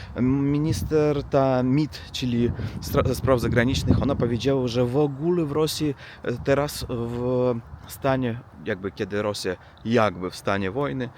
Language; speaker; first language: Polish; non-native, learner; Russian